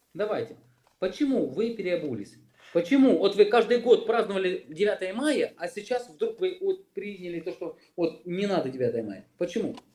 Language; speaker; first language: Russian; native; Russian